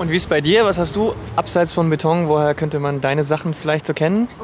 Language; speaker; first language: German; native; German